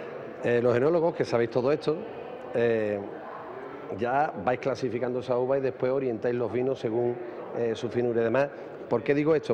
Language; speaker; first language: Spanish; native; Spanish